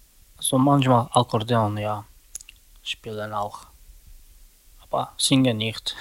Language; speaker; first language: German; non-native, learner; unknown